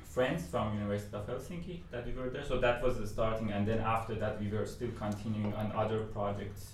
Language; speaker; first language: English; non-native, fluent; Persian